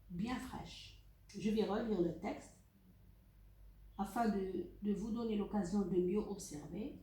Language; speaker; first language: French; non-native, local second language; Arabic